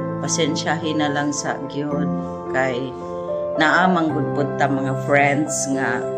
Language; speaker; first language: Cebuano; non-native, local second language; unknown